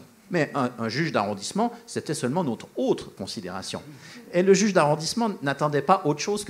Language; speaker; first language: French; native; French